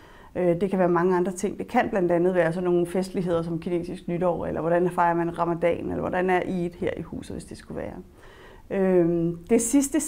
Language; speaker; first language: Danish; native; Danish